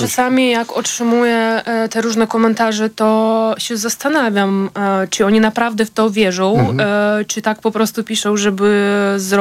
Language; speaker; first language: Polish; non-native, fluent; Ukrainian